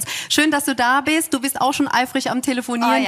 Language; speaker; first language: German; native; German